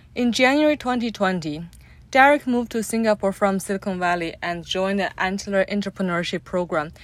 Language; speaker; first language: English; non-native, fluent; Chinese